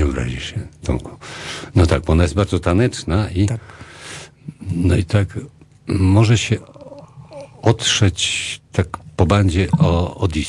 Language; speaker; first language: Polish; native; Polish